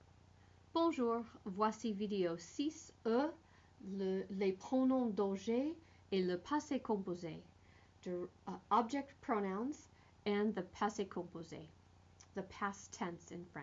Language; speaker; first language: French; non-native, fluent; English